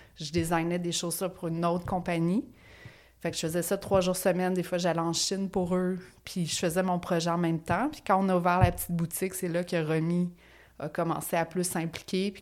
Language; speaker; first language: French; native; French